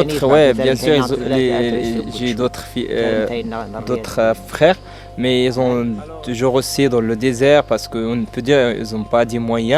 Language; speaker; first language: French; non-native, learner; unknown